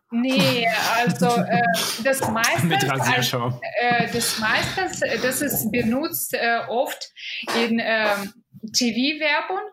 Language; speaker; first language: German; non-native, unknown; Russian